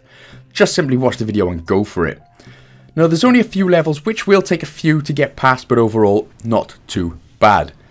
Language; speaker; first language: English; native; English